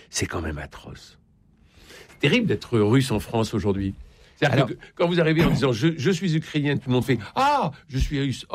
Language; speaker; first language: French; native; French